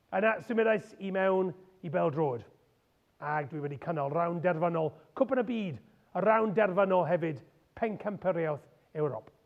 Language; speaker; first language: Welsh; non-native, local second language; English